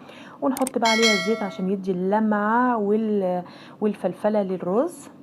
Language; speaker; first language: Arabic; native; Arabic